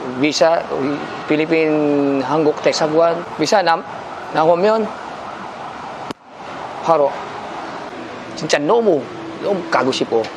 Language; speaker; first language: Korean; non-native, learner; Filipino